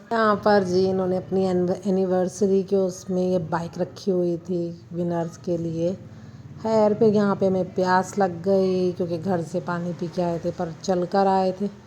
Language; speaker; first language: Urdu; native; Urdu